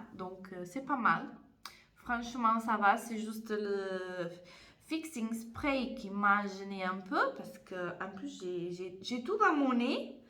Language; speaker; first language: French; non-native, fluent; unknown